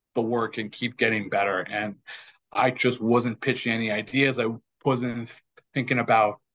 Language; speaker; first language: English; native; English